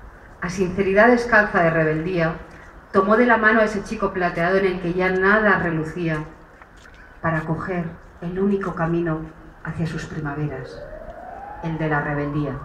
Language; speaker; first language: Spanish; native; Spanish